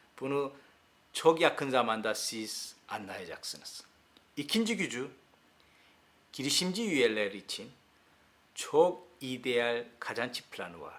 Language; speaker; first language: Turkish; non-native, learner; Korean